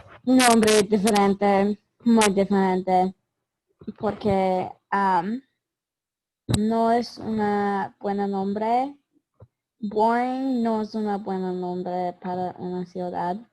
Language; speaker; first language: Spanish; non-native, learner; English